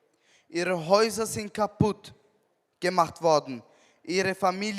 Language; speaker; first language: German; non-native, learner; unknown